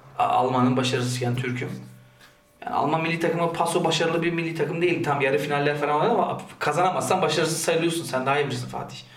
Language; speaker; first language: Turkish; early bilingual, heritage; Turkish